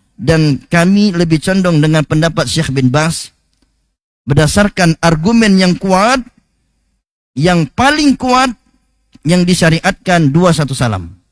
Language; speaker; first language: Malay; native; Malay